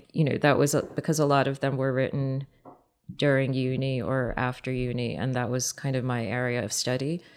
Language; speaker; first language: English; native; English